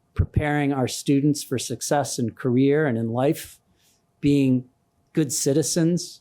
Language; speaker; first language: English; native; English